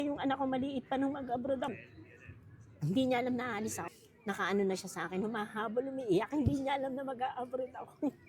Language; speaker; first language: Filipino; native; Filipino